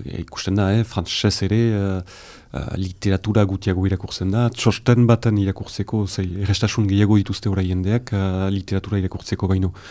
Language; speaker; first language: Basque; native; Basque